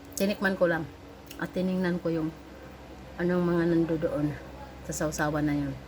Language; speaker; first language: Filipino; non-native, local second language; Cebuano